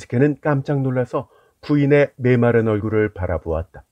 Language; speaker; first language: Korean; native; Korean